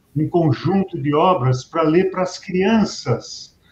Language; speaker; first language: Portuguese; native; Portuguese